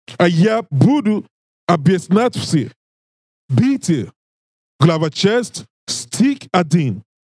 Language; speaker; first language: Russian; non-native, learner; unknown